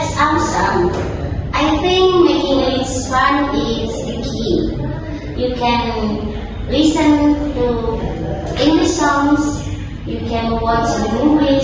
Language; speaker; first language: English; non-native, learner; Indonesian